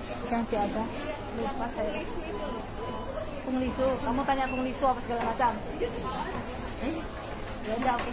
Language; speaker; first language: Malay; non-native, local second language; Javanese